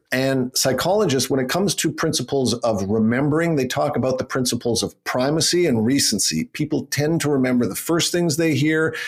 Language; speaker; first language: English; native; English